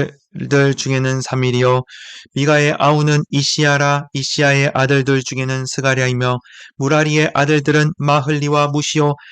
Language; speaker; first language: Korean; native; Korean